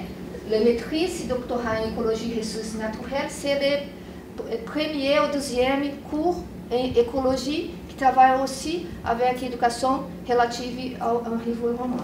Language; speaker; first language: French; non-native, learner; Portuguese